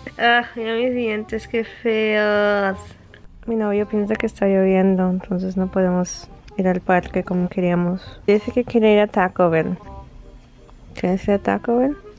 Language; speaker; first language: Spanish; early bilingual, heritage; Spanish